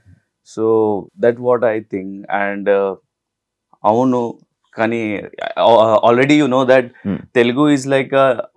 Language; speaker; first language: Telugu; non-native, local second language; Hindi